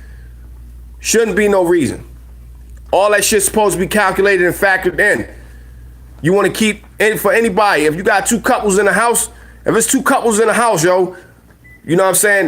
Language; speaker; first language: English; native; English